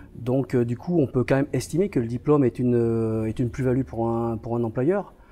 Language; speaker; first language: French; native; French